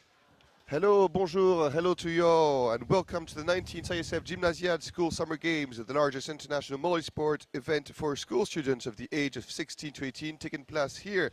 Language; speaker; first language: English; non-native, fluent; French